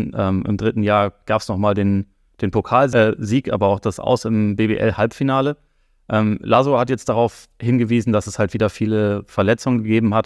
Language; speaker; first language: German; native; German